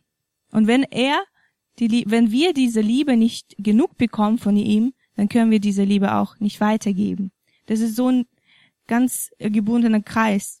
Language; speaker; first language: German; non-native, fluent; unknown